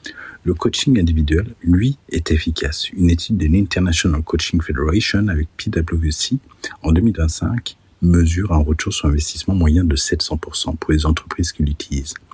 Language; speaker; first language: French; native; French